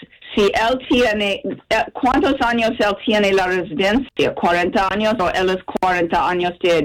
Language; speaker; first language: Spanish; non-native, fluent; English